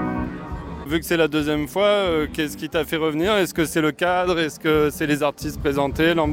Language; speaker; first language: French; native; French